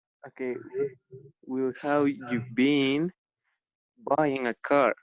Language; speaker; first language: English; non-native, learner; Spanish